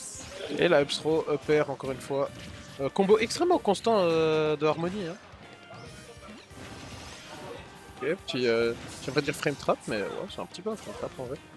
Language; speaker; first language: French; native; French